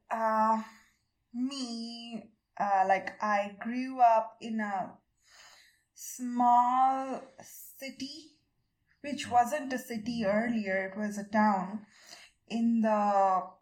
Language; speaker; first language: English; non-native, local second language; Bangla